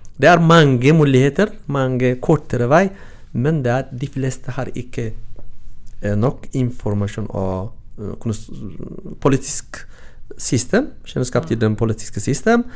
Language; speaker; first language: Norwegian; non-native, learner; Tigrinya